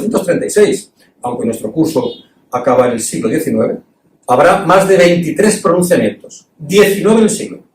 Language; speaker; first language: Spanish; native; Spanish